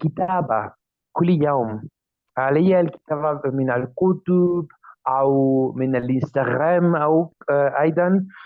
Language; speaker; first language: Arabic; non-native, learner; Spanish